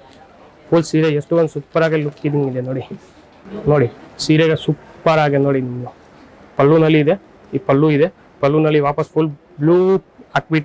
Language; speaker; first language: Kannada; non-native, fluent; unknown